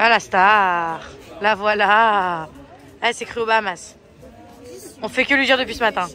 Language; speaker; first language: French; native; French